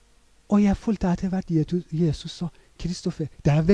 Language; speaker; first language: Norwegian; non-native, fluent; Persian